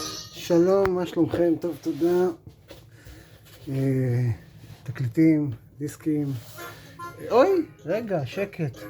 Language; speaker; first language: Hebrew; native; Hebrew